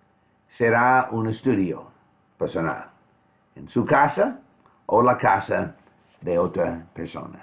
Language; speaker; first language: Spanish; non-native, fluent; English